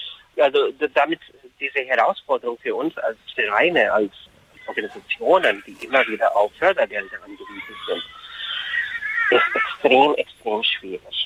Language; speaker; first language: German; non-native, fluent; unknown